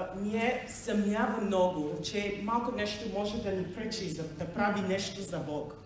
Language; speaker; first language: Bulgarian; non-native, learner; Macedonian